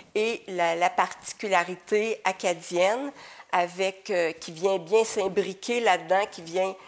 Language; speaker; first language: French; native; French